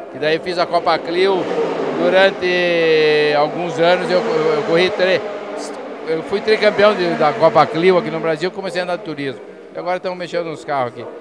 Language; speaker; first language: Portuguese; native; Portuguese